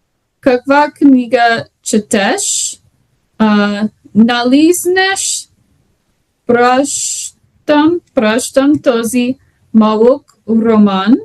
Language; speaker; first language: Bulgarian; non-native, learner; English